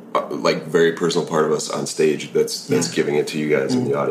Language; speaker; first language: English; native; English